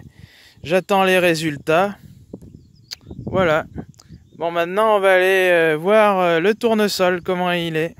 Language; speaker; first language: French; native; French